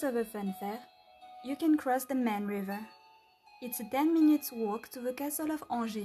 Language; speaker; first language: English; non-native, fluent; French